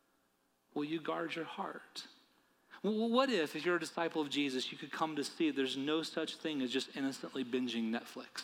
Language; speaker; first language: English; native; English